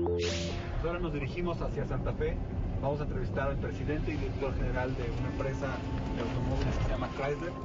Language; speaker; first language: Spanish; native; Spanish